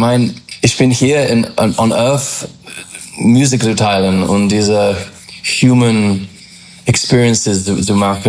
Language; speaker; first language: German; non-native, learner; English